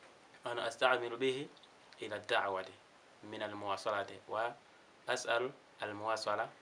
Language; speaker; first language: Arabic; non-native, learner; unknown